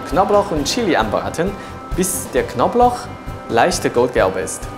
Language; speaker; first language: German; non-native, local second language; Chinese